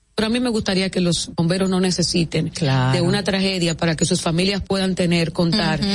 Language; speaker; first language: Spanish; native; Spanish